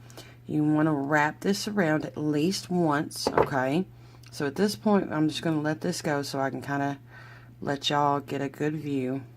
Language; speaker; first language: English; native; English